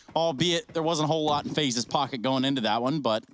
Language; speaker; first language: English; native; English